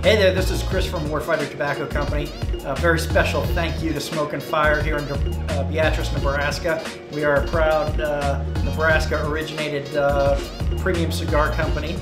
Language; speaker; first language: English; native; English